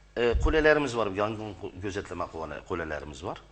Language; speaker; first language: Turkish; early bilingual, heritage; Arabic